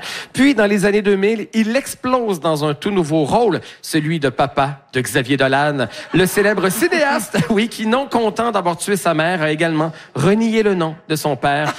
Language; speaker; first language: French; native; French